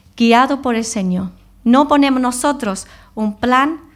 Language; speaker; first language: Spanish; non-native, fluent; English